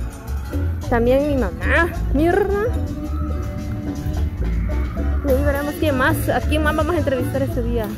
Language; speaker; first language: Spanish; native; Spanish